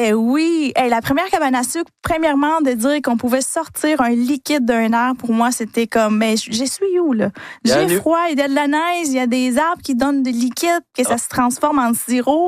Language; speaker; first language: French; early bilingual, other home language; Spanish